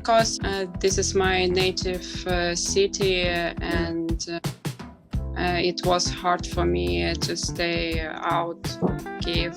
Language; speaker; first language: English; non-native, learner; Ukrainian